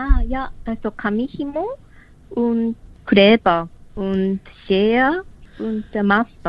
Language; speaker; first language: German; non-native, learner; Japanese